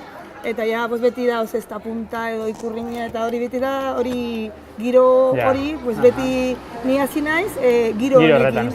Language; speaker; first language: Basque; non-native, learner; Spanish